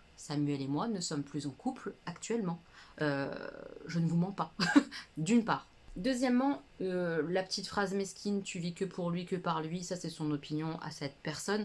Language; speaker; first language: French; native; French